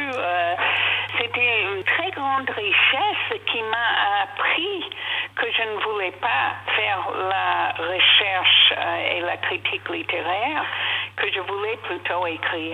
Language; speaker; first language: French; non-native, fluent; English